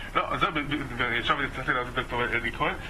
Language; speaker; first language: Hebrew; native; Hebrew